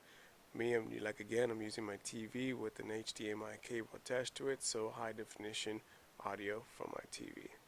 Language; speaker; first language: English; native; English